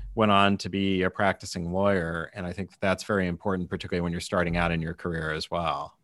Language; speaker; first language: English; native; English